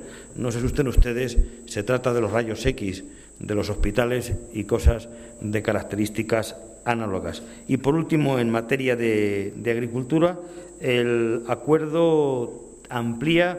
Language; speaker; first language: Spanish; native; Spanish